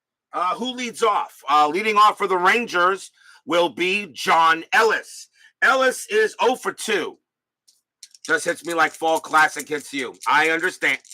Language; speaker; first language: English; native; English